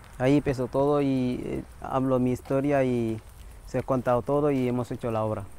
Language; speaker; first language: Spanish; non-native, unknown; Wolof